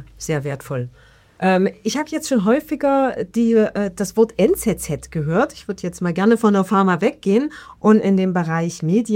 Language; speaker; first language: German; native; German